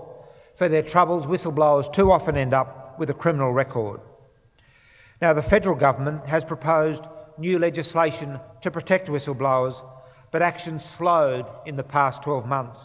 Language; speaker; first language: English; native; English